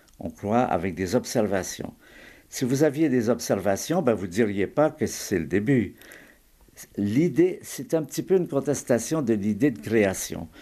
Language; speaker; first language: French; native; French